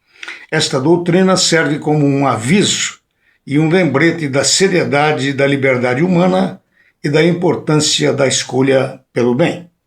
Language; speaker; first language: Portuguese; native; Portuguese